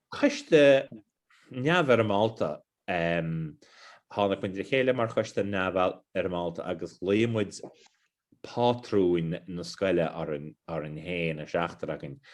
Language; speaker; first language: Irish; non-native, local second language; English